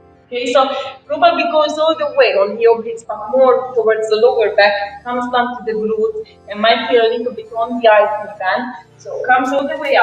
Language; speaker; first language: English; non-native, fluent; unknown